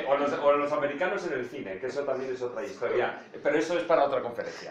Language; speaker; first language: Spanish; native; Spanish